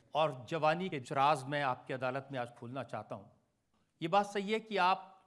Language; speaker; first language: Hindi; native; Hindi